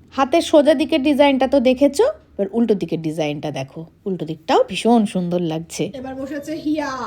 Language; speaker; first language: Bangla; non-native, local second language; Hindi